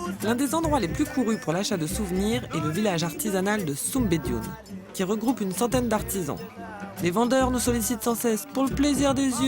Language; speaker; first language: French; native; French